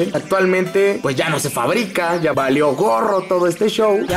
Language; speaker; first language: Spanish; native; Spanish